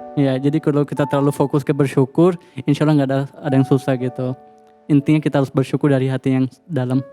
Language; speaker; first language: Indonesian; non-native, fluent; Urdu